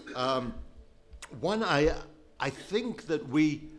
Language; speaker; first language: English; native; English